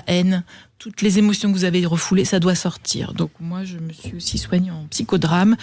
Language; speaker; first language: French; native; French